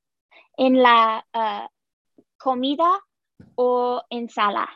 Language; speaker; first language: Spanish; non-native, learner; English